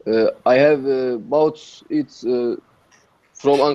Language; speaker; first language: English; non-native, learner; Turkish